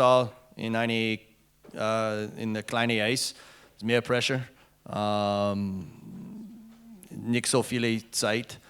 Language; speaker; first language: German; non-native, learner; English